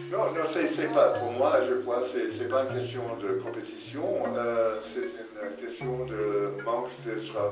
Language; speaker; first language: French; non-native, fluent; English